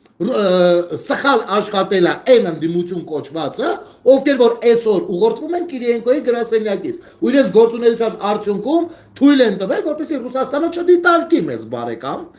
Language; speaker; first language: Armenian; native; Armenian